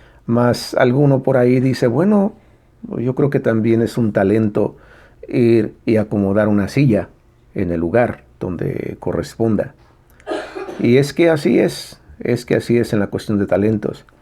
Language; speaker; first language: Spanish; native; Spanish